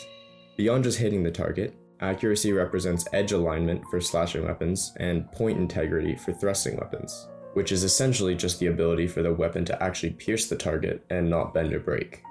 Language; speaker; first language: English; native; English